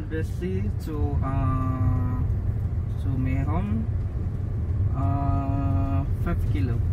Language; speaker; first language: English; non-native, learner; Indonesian